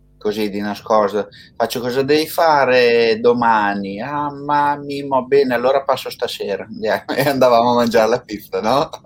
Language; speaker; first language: Italian; native; Italian